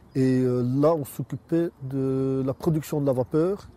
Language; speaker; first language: French; native; French